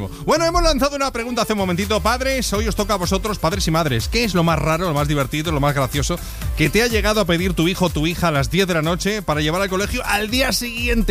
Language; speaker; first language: Spanish; native; Spanish